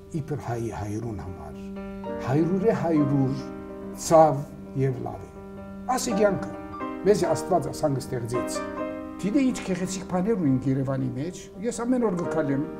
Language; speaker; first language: Armenian; early bilingual, heritage; Armenian